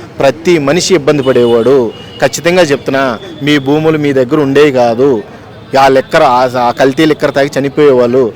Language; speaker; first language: Telugu; native; Telugu